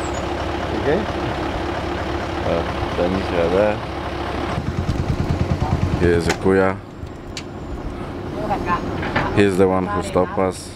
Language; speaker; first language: English; non-native, fluent; Polish